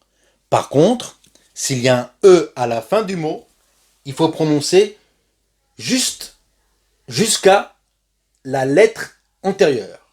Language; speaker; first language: French; non-native, fluent; Spanish